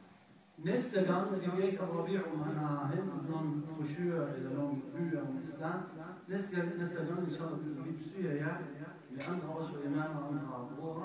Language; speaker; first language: Danish; non-native, fluent; Arabic